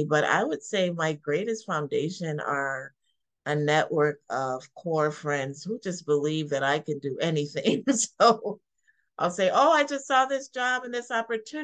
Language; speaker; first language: English; native; English